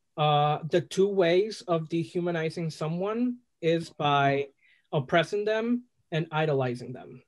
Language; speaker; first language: English; non-native, fluent; Spanish